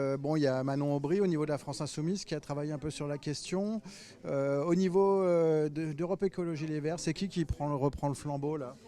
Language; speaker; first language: French; native; French